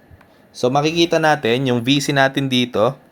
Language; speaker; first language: Filipino; native; Filipino